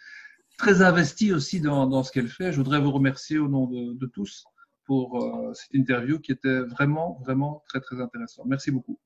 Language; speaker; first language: French; native; French